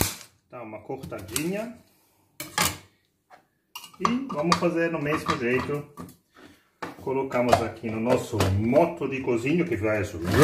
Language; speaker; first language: Portuguese; non-native, fluent; German